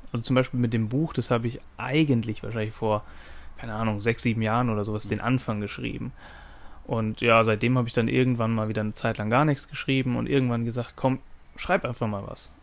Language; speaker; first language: German; native; German